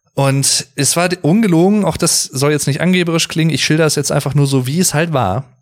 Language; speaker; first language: German; native; German